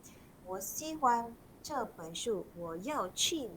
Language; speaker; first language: Chinese; non-native, local second language; Malay